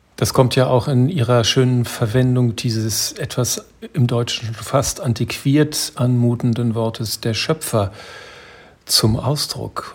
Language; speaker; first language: German; native; German